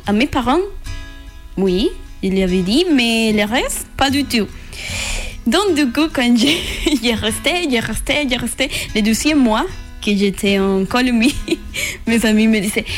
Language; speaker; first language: French; non-native, learner; Spanish